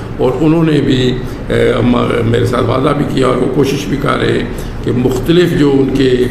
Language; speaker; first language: Urdu; non-native, local second language; Pahari-Potwari